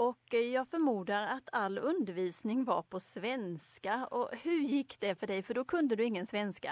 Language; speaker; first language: Swedish; native; Swedish